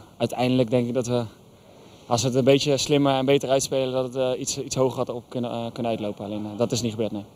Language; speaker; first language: Dutch; native; Dutch